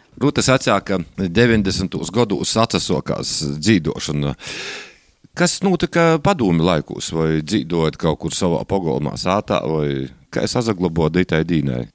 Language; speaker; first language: Latvian; native; Latvian